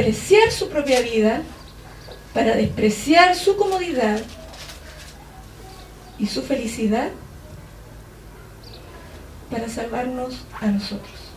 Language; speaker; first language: Spanish; native; Spanish